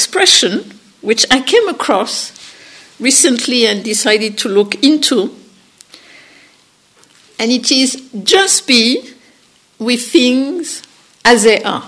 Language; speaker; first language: English; non-native, fluent; French